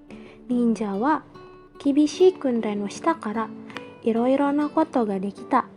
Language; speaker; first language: Japanese; non-native, learner; Indonesian